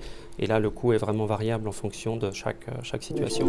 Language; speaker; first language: French; native; French